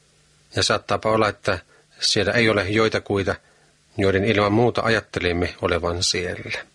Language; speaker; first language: Finnish; native; Finnish